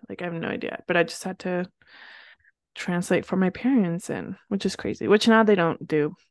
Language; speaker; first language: English; early bilingual, other home language; Spanish